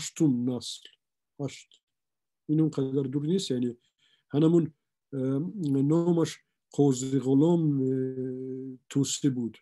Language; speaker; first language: Persian; non-native, local second language; Shughni